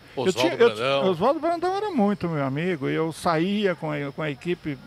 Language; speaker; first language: Portuguese; native; Portuguese